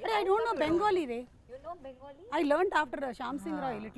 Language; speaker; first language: Telugu; native; Telugu